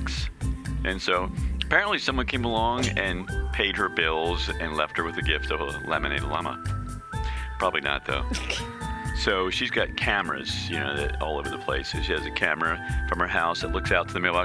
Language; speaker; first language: English; native; English